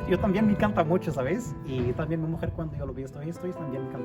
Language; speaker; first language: Spanish; non-native, learner; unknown